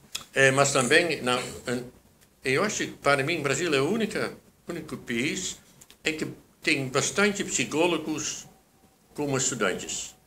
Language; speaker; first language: Portuguese; non-native, fluent; Dutch